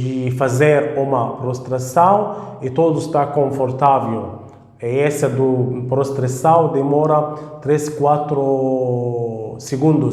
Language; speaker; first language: Portuguese; non-native, fluent; Arabic